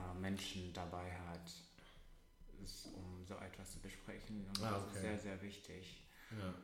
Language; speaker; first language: German; non-native, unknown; Russian